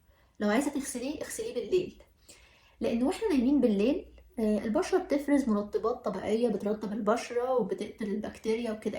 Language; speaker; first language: Arabic; native; Arabic